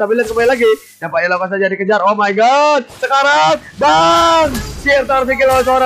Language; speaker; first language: Indonesian; native; Indonesian